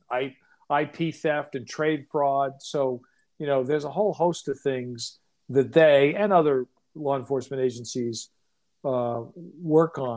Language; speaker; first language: English; native; English